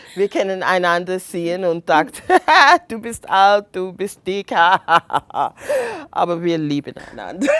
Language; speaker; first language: German; non-native, learner; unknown